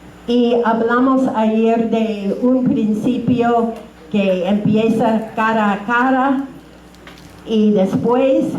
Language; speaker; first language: Spanish; non-native, fluent; English